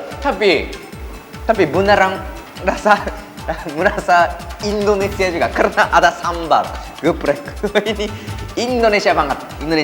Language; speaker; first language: Indonesian; non-native, fluent; Japanese